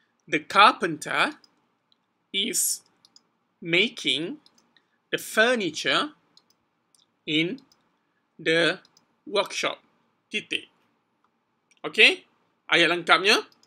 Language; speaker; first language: English; non-native, local second language; Malay